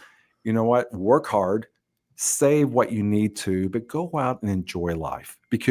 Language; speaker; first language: English; native; English